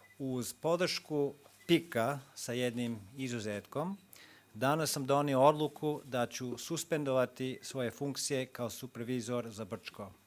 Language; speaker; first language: Croatian; non-native, fluent; English